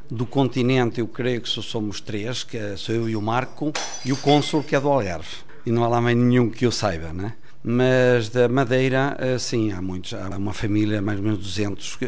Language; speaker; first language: Portuguese; native; Portuguese